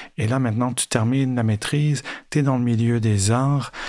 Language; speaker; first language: French; non-native, fluent; Spanish